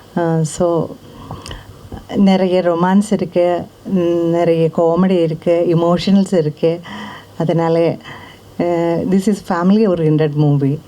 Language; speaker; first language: Tamil; non-native, learner; Malayalam